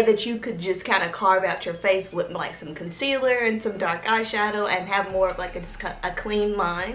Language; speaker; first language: English; native; English